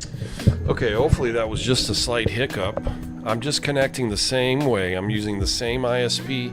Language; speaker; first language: English; native; English